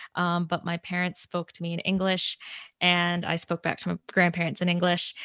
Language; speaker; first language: English; native; English